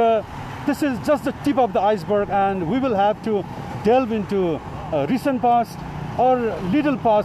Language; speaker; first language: English; non-native, local second language; Nepali